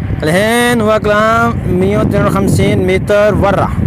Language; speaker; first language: Arabic; non-native, learner; Punjabi